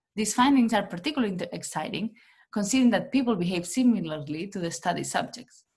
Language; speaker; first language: English; non-native, fluent; Spanish